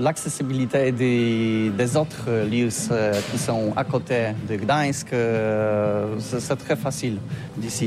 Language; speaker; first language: French; non-native, learner; Polish